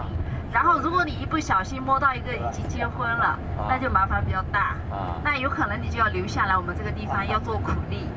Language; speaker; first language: Chinese; native; Chinese